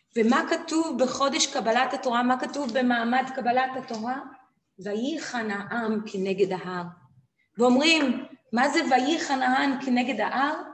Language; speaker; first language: Hebrew; native; Hebrew